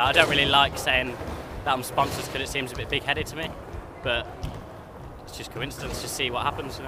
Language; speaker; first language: English; native; English